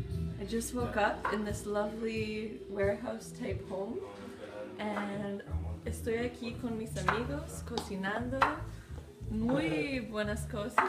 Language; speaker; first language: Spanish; non-native, learner; English